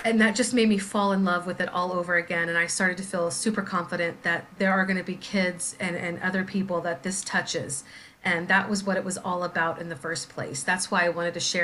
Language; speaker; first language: English; native; English